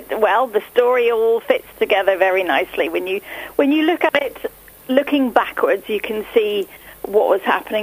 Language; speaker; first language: English; native; English